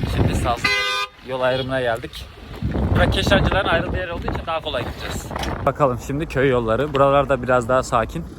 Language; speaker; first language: Turkish; native; Turkish